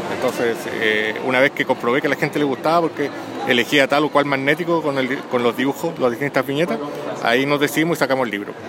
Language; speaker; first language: Spanish; native; Spanish